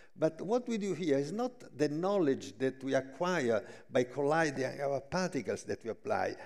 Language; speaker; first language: English; non-native, fluent; Italian